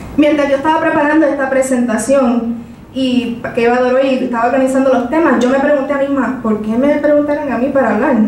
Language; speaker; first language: Spanish; early bilingual, heritage; Spanish